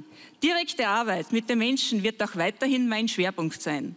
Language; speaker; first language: German; native; German